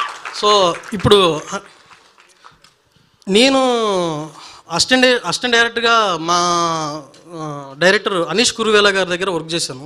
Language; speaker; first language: Telugu; native; Telugu